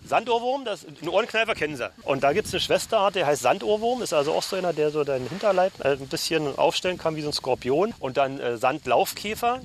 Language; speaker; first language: German; native; German